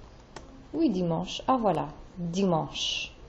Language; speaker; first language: French; non-native, fluent; English